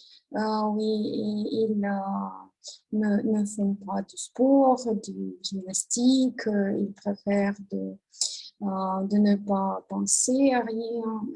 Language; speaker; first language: French; non-native, learner; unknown